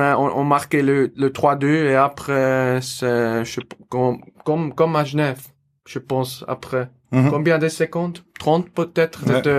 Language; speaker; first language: French; non-native, learner; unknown